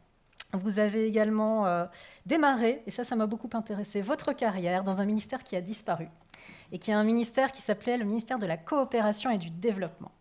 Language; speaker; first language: French; native; French